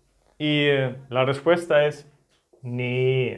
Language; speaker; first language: Spanish; non-native, fluent; German